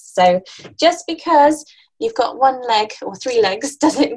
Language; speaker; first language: English; native; English